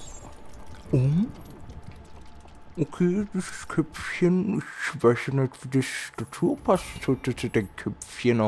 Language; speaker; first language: German; native; German